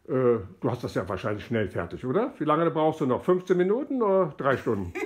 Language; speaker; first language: German; native; German